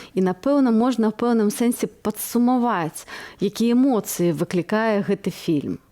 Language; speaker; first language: Belarusian; native; Belarusian